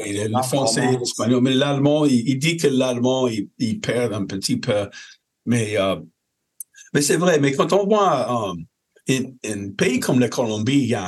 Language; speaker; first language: French; non-native, fluent; English